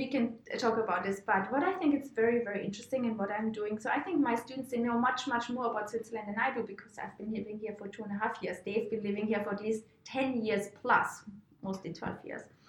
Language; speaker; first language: English; non-native, fluent; German